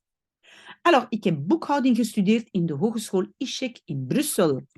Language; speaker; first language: Dutch; non-native, local second language; French